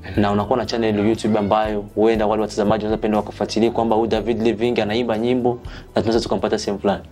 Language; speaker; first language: Swahili; native; Swahili